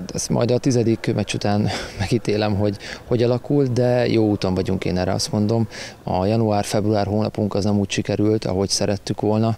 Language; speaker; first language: Hungarian; native; Hungarian